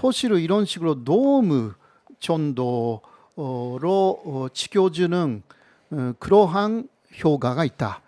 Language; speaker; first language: Korean; non-native, fluent; Japanese